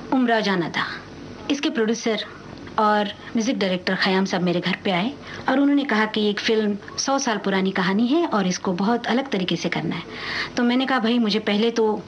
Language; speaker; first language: Hindi; non-native, local second language; Marathi